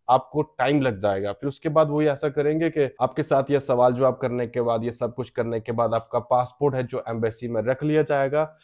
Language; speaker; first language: Hindi; native; Hindi